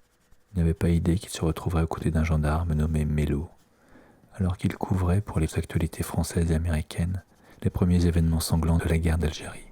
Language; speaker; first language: French; native; French